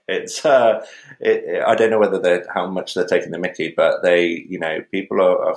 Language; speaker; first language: English; native; English